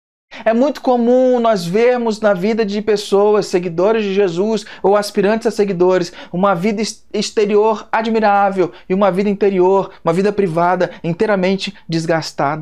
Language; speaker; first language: Portuguese; native; Portuguese